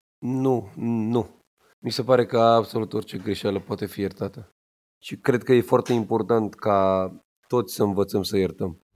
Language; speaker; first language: Romanian; native; Romanian